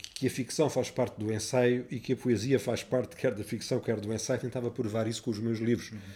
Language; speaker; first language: Portuguese; native; Portuguese